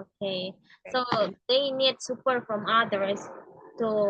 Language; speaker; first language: English; non-native, learner; Indonesian